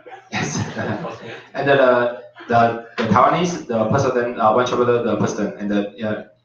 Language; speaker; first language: English; non-native, learner; Chinese